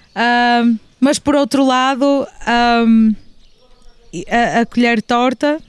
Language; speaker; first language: Portuguese; native; Portuguese